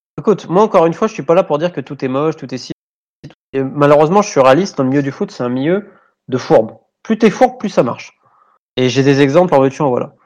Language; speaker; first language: French; native; French